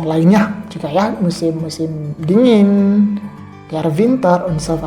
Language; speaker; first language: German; non-native, fluent; Indonesian